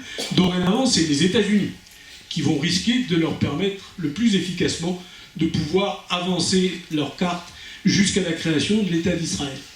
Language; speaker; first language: French; native; French